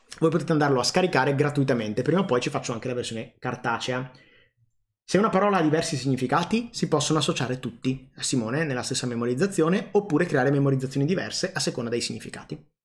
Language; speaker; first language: Italian; native; Italian